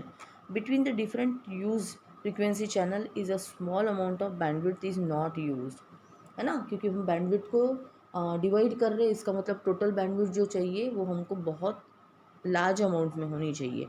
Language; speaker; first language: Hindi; non-native, local second language; Marathi